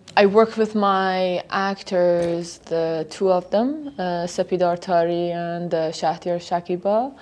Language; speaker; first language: English; non-native, fluent; Persian